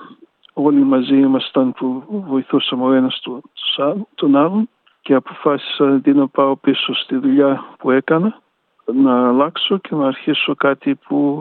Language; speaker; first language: Greek; early bilingual, heritage; Greek